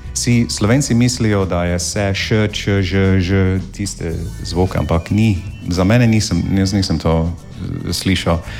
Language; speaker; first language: Slovenian; non-native, fluent; English